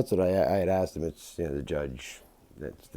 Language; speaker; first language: English; native; English